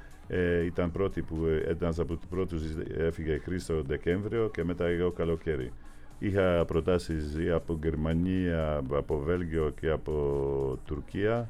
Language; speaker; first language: Greek; non-native, fluent; Polish